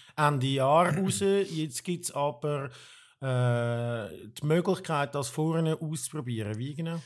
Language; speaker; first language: German; native; German